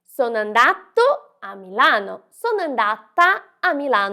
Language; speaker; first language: Italian; non-native, fluent; Portuguese